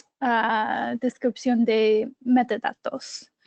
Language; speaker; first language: Spanish; non-native, learner; English